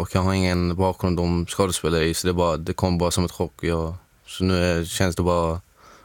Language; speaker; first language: Swedish; non-native, fluent; Arabic